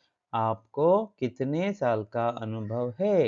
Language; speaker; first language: Hindi; non-native, local second language; Kannada